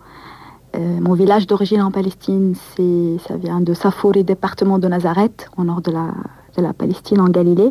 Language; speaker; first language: French; non-native, local second language; Arabic